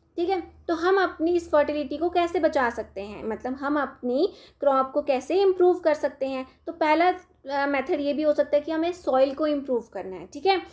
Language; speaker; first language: Hindi; non-native, local second language; Dogri